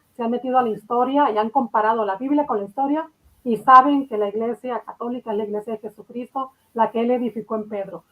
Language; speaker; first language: Spanish; native; Spanish